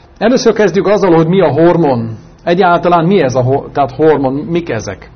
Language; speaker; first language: Hungarian; non-native, fluent; German